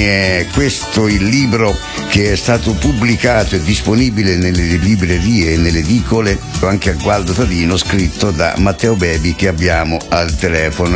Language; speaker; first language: Italian; native; Italian